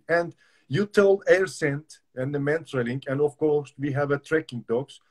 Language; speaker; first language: English; non-native, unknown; Turkish